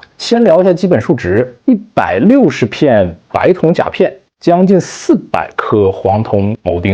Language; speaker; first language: Chinese; native; Chinese